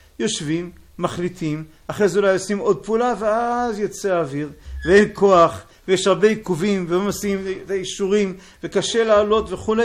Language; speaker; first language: Hebrew; native; Hebrew